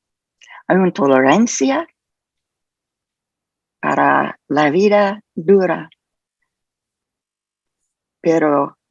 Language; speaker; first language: Spanish; non-native, fluent; English